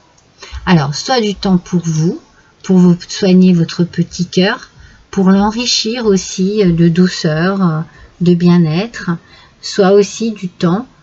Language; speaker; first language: French; native; French